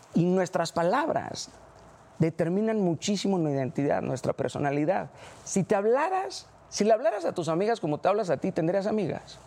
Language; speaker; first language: Spanish; native; Spanish